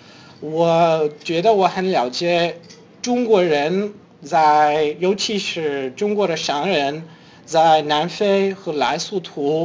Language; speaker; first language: Chinese; non-native, fluent; English